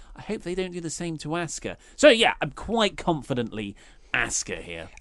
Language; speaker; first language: English; native; English